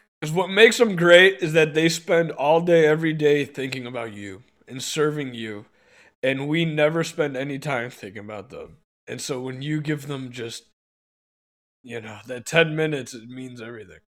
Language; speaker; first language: English; native; English